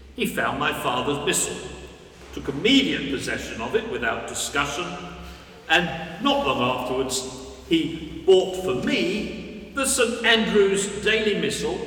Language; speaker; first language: English; native; English